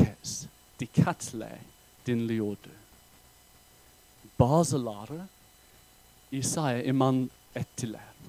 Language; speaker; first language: Turkish; non-native, fluent; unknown